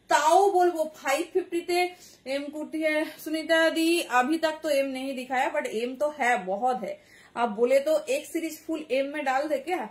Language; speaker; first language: Hindi; non-native, local second language; Bangla